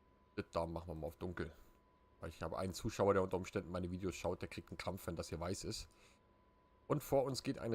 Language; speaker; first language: German; native; German